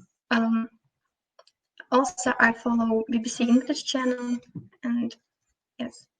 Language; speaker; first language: English; non-native, fluent; Russian